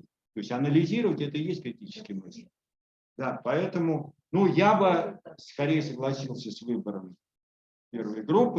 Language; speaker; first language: Russian; native; Russian